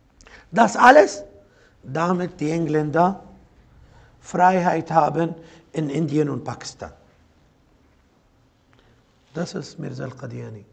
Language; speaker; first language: German; non-native, fluent; Arabic